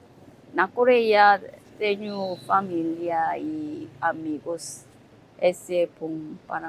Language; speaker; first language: Portuguese; non-native, learner; Korean